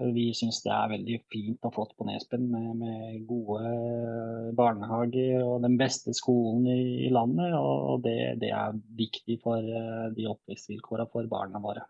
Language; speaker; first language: Norwegian; early bilingual, other home language; Bosnian